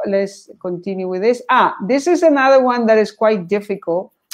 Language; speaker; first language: English; non-native, fluent; Spanish